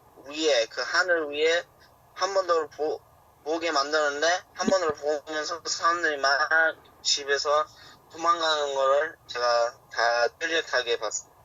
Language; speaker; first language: Korean; early bilingual, heritage; Korean